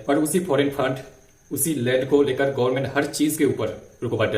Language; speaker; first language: Hindi; native; Hindi